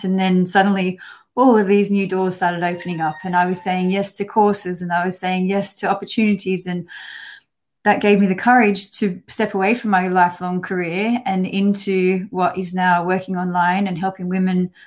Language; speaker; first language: English; native; English